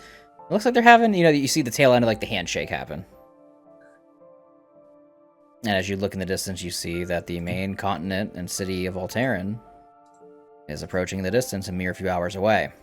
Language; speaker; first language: English; native; English